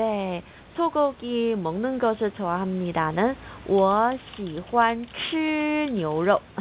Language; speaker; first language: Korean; non-native, fluent; Chinese